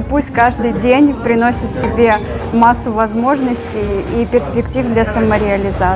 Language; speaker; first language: Russian; native; Russian